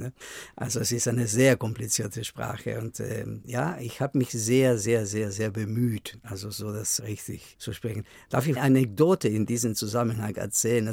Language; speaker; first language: German; non-native, fluent; Spanish